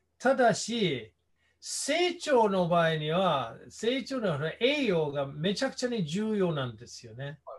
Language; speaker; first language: Japanese; non-native, fluent; English